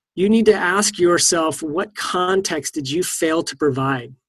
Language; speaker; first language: English; native; English